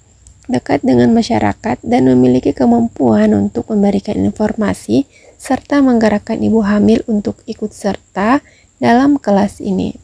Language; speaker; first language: Indonesian; native; Indonesian